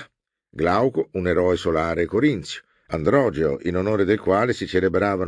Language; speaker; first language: Italian; native; Italian